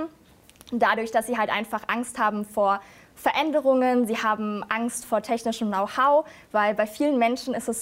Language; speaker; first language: German; native; German